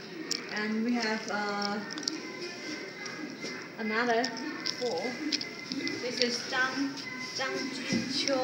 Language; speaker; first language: English; non-native, fluent; Chinese